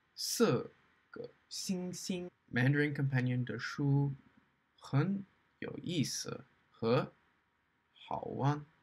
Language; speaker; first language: Chinese; non-native, learner; English